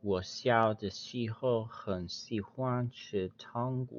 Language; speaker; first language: Chinese; non-native, learner; English